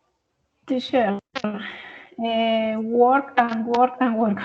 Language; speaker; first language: English; non-native, learner; Spanish